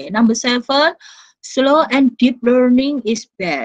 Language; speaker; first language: English; non-native, fluent; Indonesian